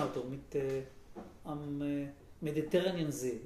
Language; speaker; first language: German; non-native, learner; Hebrew